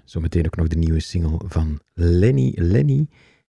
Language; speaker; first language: Dutch; native; Dutch